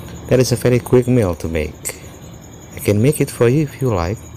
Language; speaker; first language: English; non-native, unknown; Indonesian